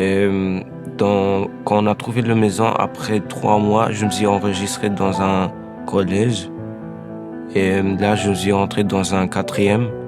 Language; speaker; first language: French; non-native, fluent; Albanian